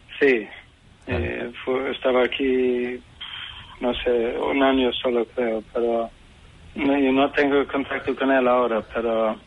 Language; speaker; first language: Spanish; non-native, fluent; Swedish